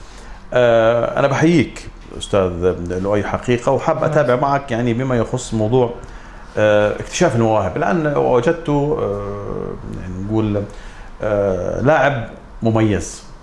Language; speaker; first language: Arabic; native; Arabic